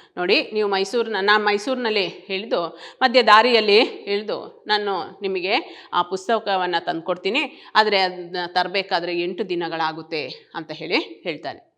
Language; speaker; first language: Kannada; native; Kannada